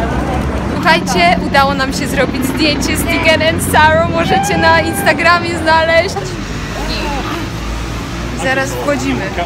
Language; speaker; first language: Polish; native; Polish